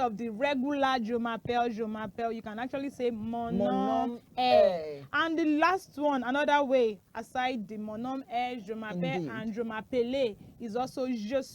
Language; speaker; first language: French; non-native, fluent; Yoruba